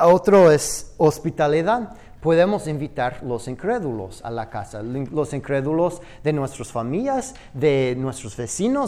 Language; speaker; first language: Spanish; non-native, fluent; English